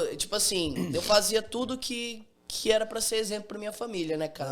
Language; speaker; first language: Portuguese; native; Portuguese